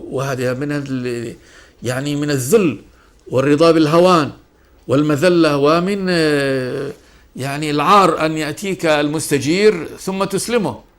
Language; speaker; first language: Arabic; native; Arabic